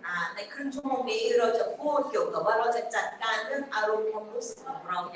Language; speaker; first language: Thai; native; Thai